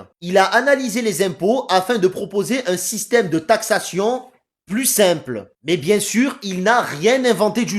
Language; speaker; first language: French; native; French